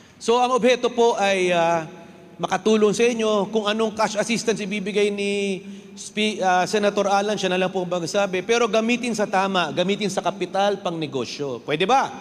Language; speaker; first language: Filipino; non-native, local second language; Bikol